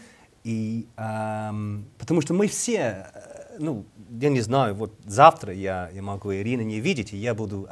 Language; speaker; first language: Russian; non-native, learner; English